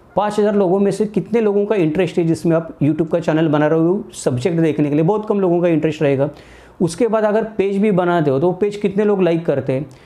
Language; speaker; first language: Hindi; non-native, local second language; Marathi